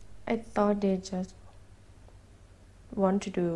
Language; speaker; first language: English; non-native, learner; Thai